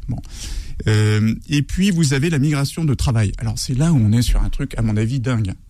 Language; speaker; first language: French; native; French